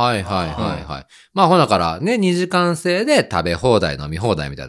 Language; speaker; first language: Japanese; native; Japanese